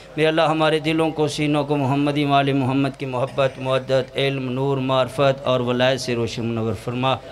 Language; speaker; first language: Urdu; non-native, local second language; Punjabi